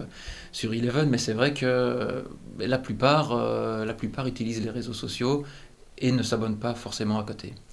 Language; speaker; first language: French; native; French